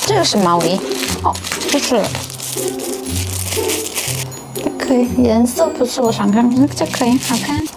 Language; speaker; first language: Chinese; non-native, learner; Korean